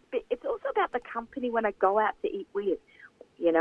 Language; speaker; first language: English; native; English